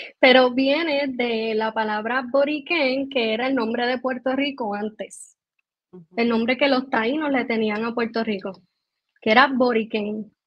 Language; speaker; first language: Spanish; native; Spanish